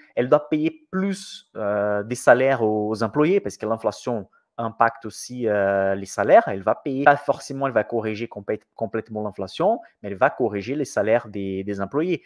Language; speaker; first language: French; non-native, fluent; Portuguese